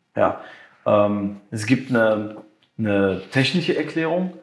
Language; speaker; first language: German; non-native, local second language; French